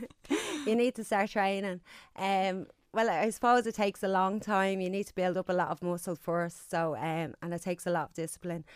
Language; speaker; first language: English; native; English